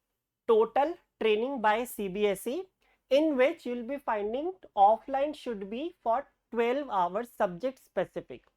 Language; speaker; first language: English; non-native, local second language; Hindi